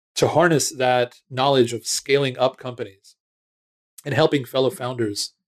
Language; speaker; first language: English; native; English